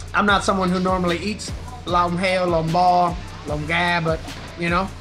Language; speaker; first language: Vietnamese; non-native, learner; English